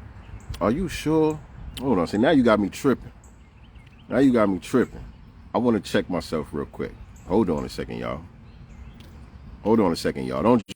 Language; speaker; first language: English; native; English